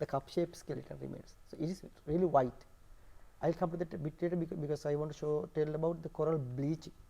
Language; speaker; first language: English; non-native, local second language; Sinhala